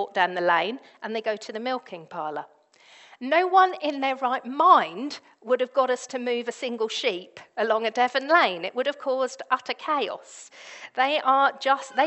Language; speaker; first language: English; native; English